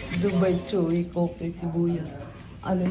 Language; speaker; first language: Filipino; native; Filipino